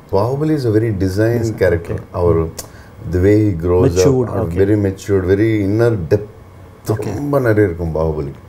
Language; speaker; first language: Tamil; non-native, learner; Telugu